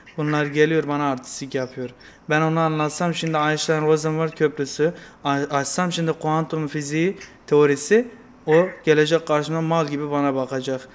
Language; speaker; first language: Turkish; native; Turkish